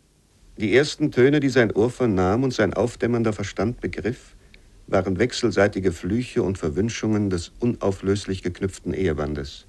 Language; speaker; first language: German; native; German